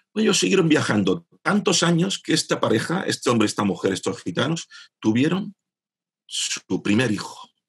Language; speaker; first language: Spanish; native; Spanish